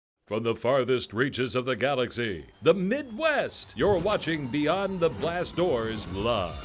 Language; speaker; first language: English; native; English